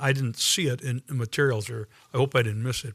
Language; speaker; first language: English; native; English